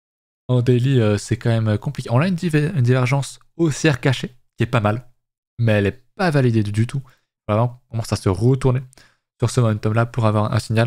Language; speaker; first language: French; native; French